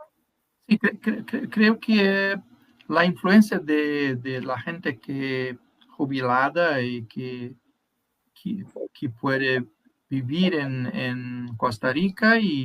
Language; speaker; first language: Spanish; non-native, fluent; Portuguese